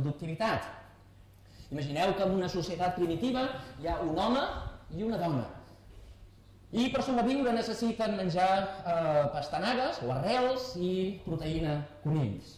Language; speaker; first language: Catalan; native; Catalan